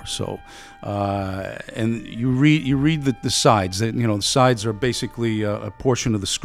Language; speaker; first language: English; early bilingual, other home language; Italian